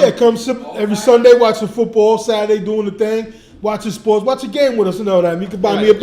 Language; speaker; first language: English; native; English